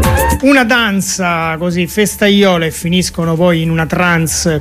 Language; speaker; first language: Italian; native; Italian